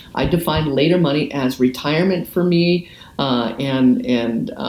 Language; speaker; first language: English; native; English